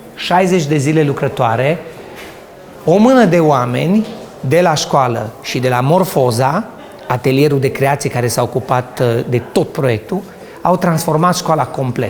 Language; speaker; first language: Romanian; native; Romanian